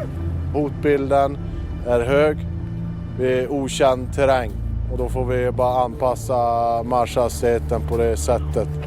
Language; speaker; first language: Swedish; native; Swedish